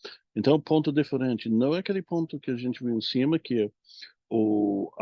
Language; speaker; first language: Portuguese; non-native, fluent; English